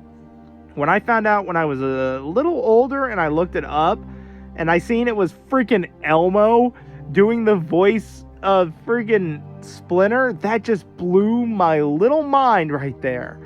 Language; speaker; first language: English; native; English